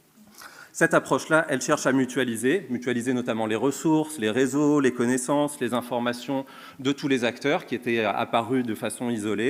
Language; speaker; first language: French; native; French